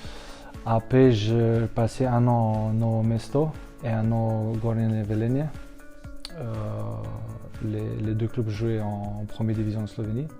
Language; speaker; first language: French; non-native, fluent; Slovenian